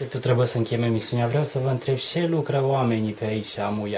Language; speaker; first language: Romanian; native; Romanian